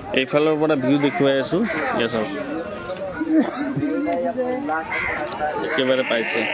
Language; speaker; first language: Assamese; non-native, local second language; Bangla